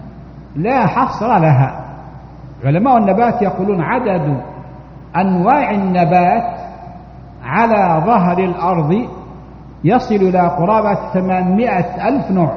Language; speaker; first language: Arabic; native; Arabic